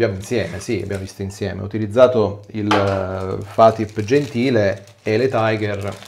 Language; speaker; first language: Italian; native; Italian